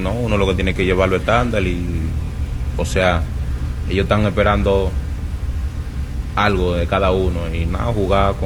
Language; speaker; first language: Spanish; early bilingual, heritage; Spanish